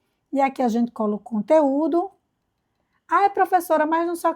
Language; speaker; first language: Portuguese; native; Portuguese